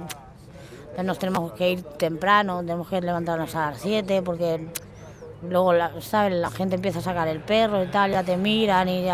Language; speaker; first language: Spanish; native; Spanish